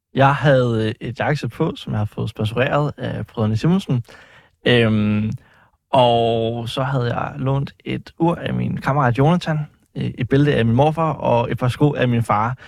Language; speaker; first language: Danish; native; Danish